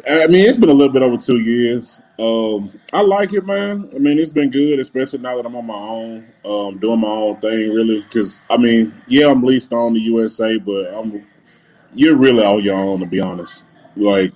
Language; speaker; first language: English; native; English